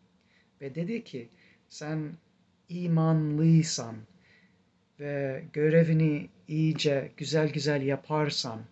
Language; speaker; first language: Turkish; non-native, fluent; English